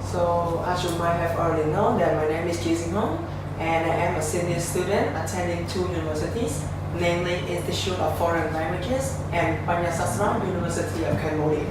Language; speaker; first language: English; non-native, fluent; Khmer